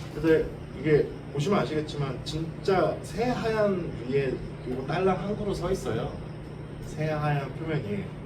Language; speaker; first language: Korean; native; Korean